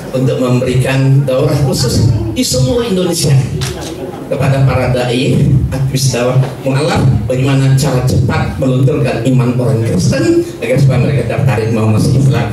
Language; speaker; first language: Indonesian; native; Indonesian